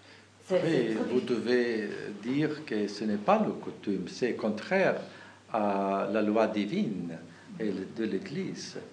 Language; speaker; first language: French; non-native, fluent; German